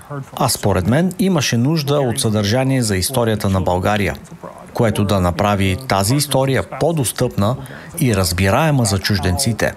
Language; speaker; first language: Bulgarian; early bilingual, heritage; Bulgarian